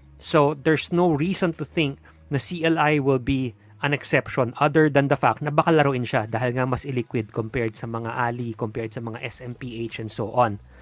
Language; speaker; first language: Filipino; native; Filipino